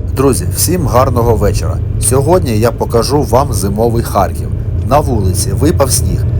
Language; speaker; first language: Ukrainian; non-native, local second language; Russian